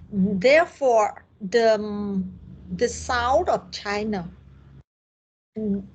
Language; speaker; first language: English; non-native, learner; Vietnamese